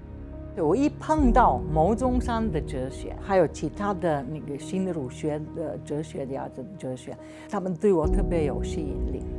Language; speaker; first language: Chinese; non-native, fluent; Slovenian